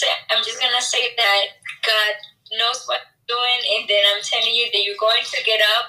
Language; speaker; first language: English; non-native, fluent; Spanish